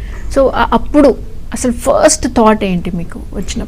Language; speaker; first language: Telugu; native; Telugu